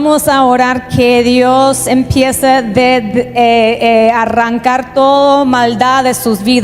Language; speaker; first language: Spanish; native; Spanish